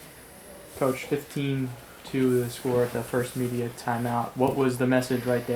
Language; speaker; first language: English; native; English